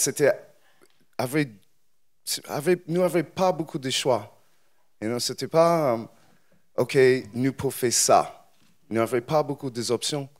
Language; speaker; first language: French; non-native, learner; English